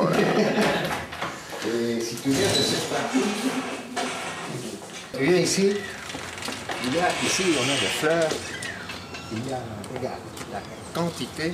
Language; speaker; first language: French; non-native, learner; Spanish